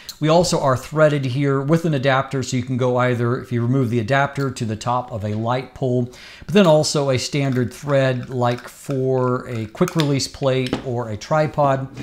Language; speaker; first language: English; native; English